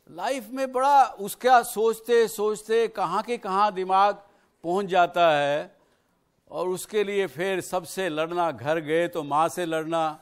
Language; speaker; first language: Hindi; native; Hindi